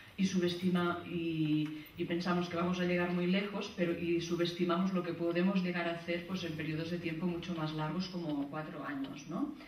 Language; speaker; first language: Spanish; non-native, local second language; Catalan